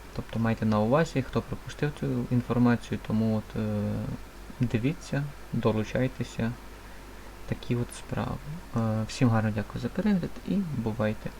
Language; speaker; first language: Ukrainian; native; Ukrainian